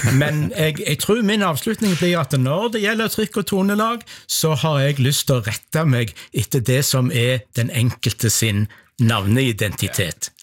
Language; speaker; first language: Norwegian; native; Norwegian